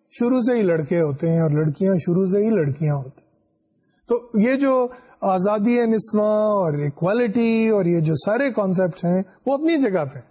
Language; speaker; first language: Urdu; non-native, local second language; Punjabi